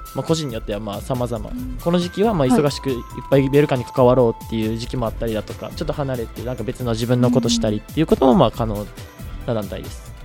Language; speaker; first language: Japanese; native; Japanese